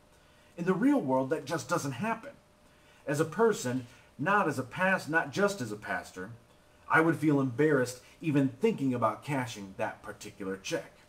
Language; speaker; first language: English; native; English